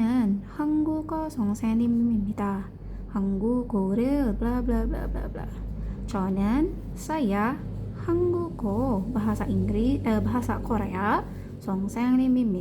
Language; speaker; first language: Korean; non-native, learner; Indonesian